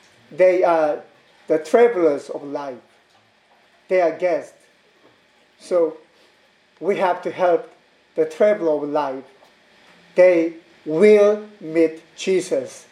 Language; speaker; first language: English; non-native, learner; Korean